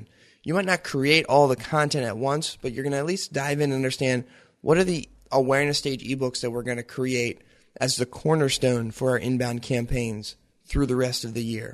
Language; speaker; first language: English; native; English